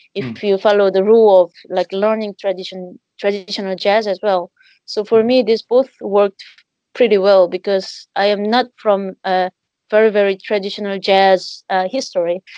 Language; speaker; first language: English; non-native, fluent; Korean